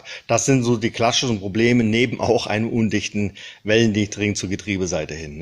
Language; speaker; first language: German; native; German